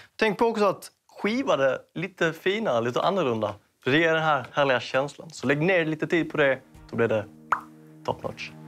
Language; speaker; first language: Swedish; early bilingual, other home language; Cantonese